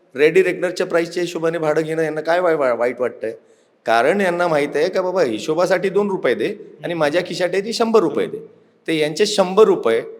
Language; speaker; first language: Marathi; non-native, local second language; Urdu